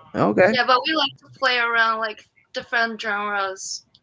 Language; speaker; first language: English; non-native, fluent; Chinese